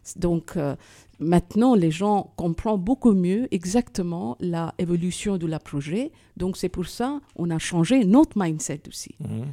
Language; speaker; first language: French; non-native, fluent; Hindi